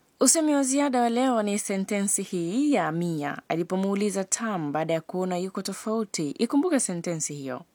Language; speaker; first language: Swahili; native; Swahili